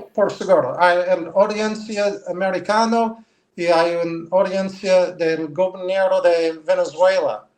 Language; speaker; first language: Spanish; non-native, learner; English